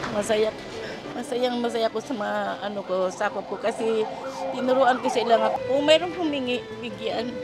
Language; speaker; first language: Filipino; non-native, local second language; Cebuano